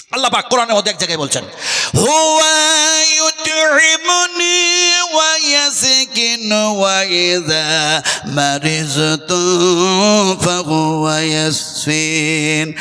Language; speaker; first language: Bangla; non-native, local second language; Urdu